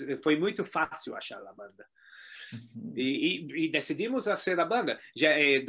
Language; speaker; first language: Spanish; non-native, learner; Portuguese